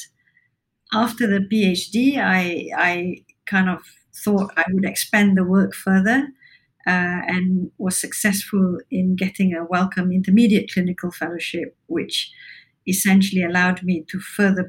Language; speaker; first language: English; non-native, local second language; Malay